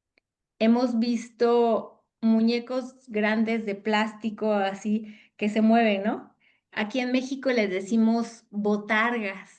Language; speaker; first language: Spanish; native; Spanish